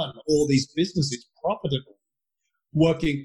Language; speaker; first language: English; native; English